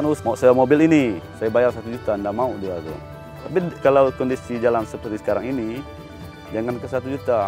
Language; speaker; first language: Indonesian; native; Indonesian